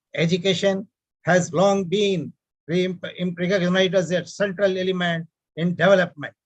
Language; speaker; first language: English; non-native, local second language; Urdu